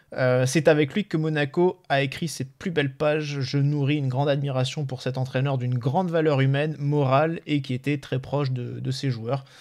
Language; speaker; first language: French; native; French